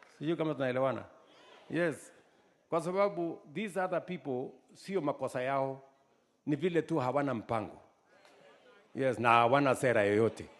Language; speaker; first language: Swahili; non-native, local second language; Kalenjin